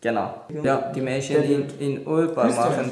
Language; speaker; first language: German; non-native, learner; Persian